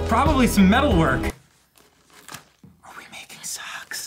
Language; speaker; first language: English; native; English